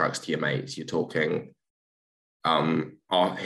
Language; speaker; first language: English; native; English